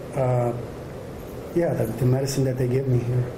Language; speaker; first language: English; early bilingual, other home language; Spanish